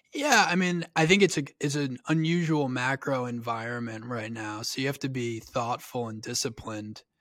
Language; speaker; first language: English; native; English